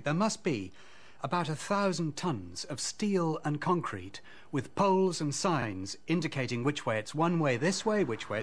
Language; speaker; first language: English; native; English